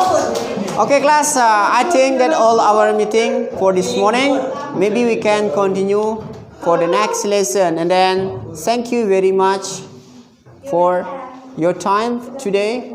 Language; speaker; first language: English; non-native, fluent; Indonesian